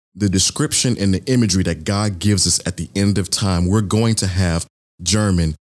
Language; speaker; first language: English; early bilingual, other home language; Yoruba